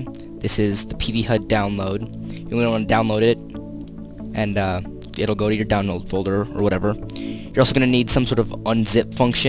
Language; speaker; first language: English; native; English